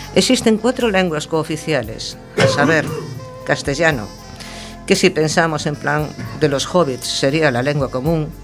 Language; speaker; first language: Spanish; non-native, local second language; Galician